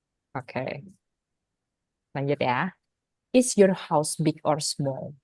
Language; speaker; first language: English; non-native, fluent; Indonesian